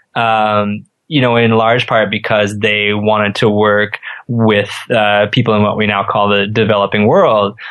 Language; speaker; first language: English; native; English